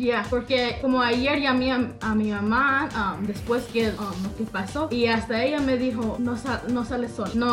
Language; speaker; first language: Spanish; early bilingual, heritage; English